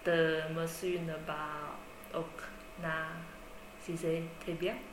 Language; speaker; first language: French; non-native, learner; Chinese